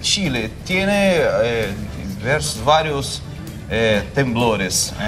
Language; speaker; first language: Spanish; non-native, local second language; Portuguese